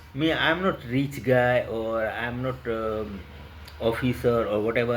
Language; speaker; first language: English; non-native, local second language; Gujarati